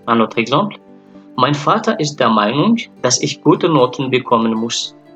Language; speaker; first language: German; non-native, fluent; French